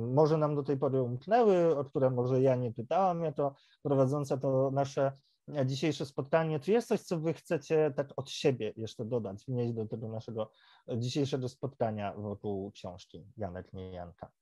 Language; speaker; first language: Polish; native; Polish